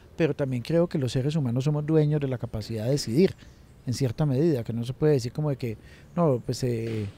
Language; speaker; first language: Spanish; native; Spanish